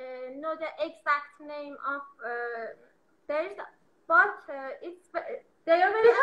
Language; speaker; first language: English; non-native, learner; Persian